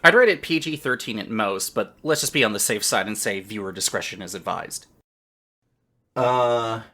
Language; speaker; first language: English; native; English